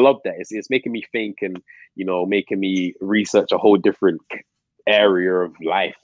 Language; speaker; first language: English; native; English